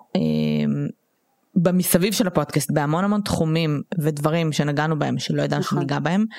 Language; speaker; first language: Hebrew; non-native, local second language; Russian